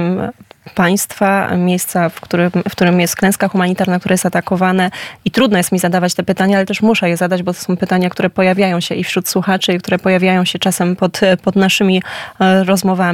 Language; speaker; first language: Polish; native; Polish